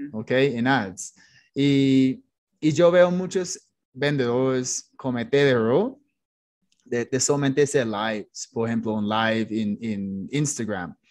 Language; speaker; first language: Spanish; non-native, fluent; English